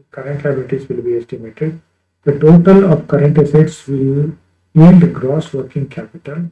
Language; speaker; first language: English; non-native, local second language; Kannada